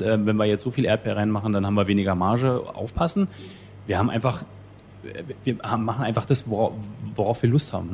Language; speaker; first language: German; native; German